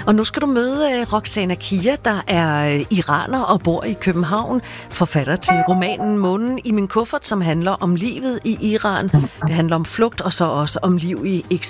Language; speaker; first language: Danish; native; Danish